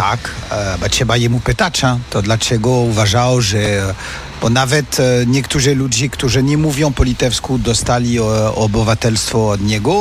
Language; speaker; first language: Polish; non-native, fluent; French